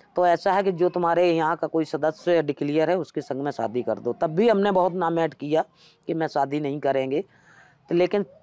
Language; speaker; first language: Hindi; native; Hindi